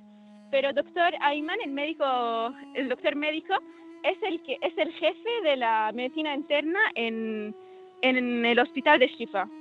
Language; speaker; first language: Spanish; non-native, fluent; Arabic